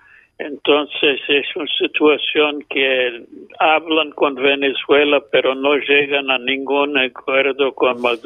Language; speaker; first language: Spanish; non-native, fluent; English